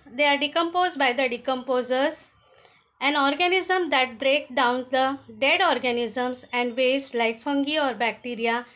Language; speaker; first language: English; non-native, local second language; Marathi